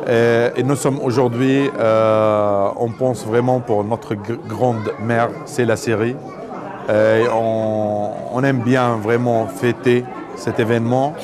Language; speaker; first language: French; non-native, learner; Arabic